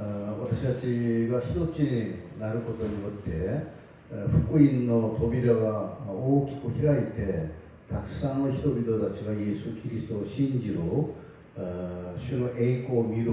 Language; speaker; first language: Japanese; non-native, fluent; Korean